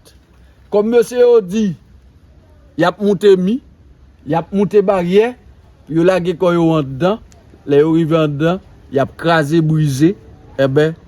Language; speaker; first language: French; non-native, local second language; Haitian Creole